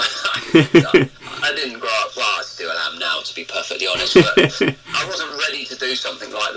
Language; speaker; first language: English; native; English